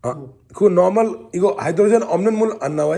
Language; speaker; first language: Korean; non-native, learner; Hindi